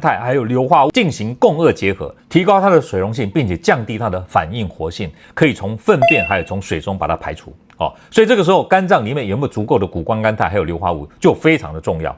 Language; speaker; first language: Chinese; native; Chinese